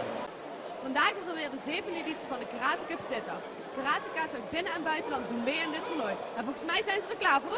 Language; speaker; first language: Dutch; native; Dutch